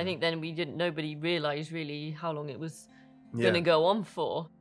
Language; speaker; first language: English; native; English